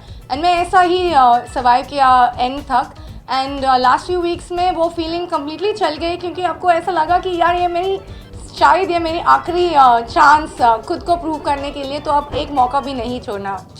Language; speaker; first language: Hindi; non-native, local second language; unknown